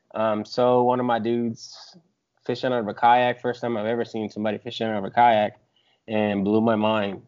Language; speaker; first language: English; early bilingual, other home language; Spanish